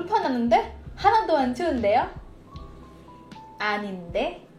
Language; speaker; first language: Korean; non-native, fluent; Indonesian